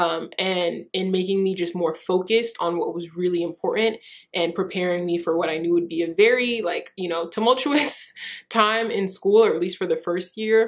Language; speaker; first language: English; early bilingual, other home language; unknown